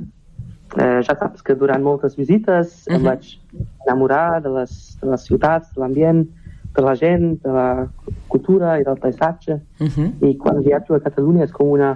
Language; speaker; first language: Catalan; non-native, fluent; German